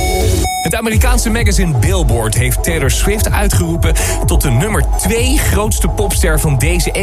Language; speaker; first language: Dutch; native; Dutch